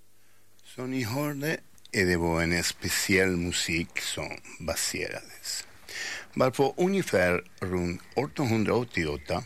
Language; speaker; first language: Swedish; non-native, fluent; Spanish